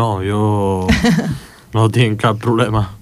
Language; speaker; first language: Catalan; non-native, local second language; Spanish